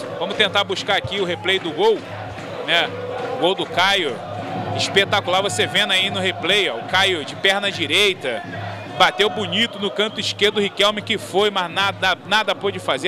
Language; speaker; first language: Portuguese; native; Portuguese